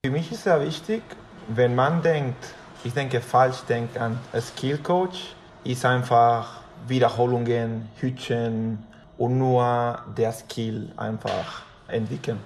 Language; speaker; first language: German; non-native, fluent; Spanish